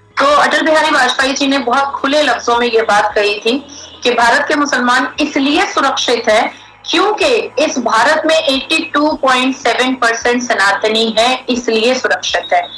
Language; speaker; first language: Hindi; native; Hindi